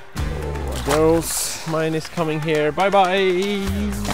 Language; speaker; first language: English; non-native, fluent; Swedish